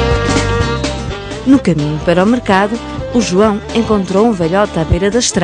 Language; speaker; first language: Portuguese; native; Portuguese